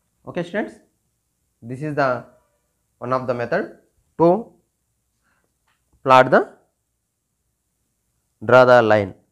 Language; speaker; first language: English; non-native, local second language; Telugu